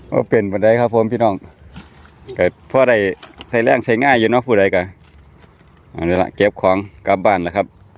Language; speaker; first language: Thai; native; Thai